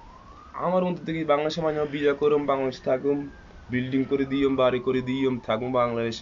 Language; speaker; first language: Bangla; non-native, fluent; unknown